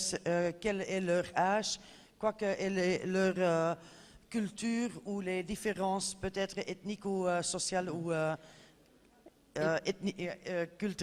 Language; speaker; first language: French; non-native, fluent; Dutch